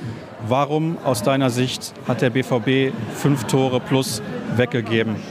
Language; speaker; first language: German; native; German